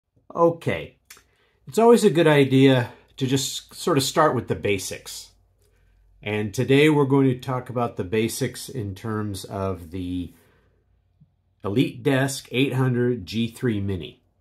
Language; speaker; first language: English; native; English